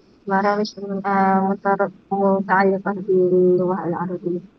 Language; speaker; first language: Arabic; non-native, learner; Malay